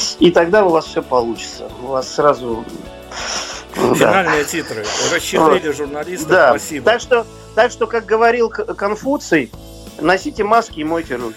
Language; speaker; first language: Russian; native; Russian